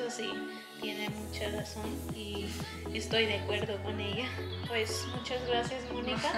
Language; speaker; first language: Spanish; non-native, learner; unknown